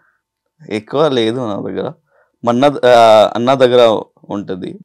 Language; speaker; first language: Telugu; non-native, learner; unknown